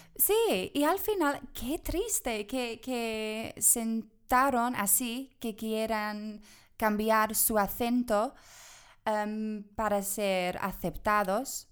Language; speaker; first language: Spanish; non-native, fluent; English